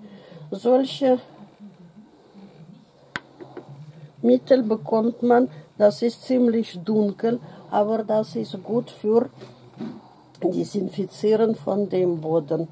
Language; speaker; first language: German; non-native, fluent; Russian